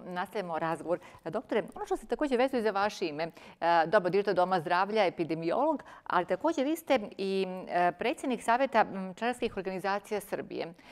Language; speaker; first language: Serbian; native; Serbian